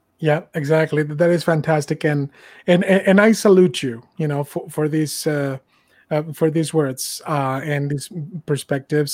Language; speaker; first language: English; non-native, fluent; Spanish